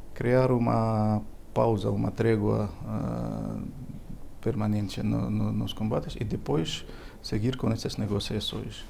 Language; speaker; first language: Portuguese; non-native, fluent; Ukrainian